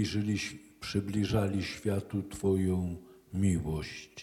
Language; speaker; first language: Polish; native; Polish